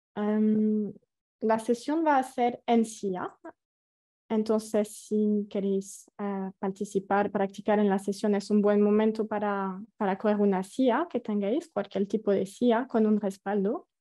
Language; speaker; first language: Spanish; non-native, fluent; French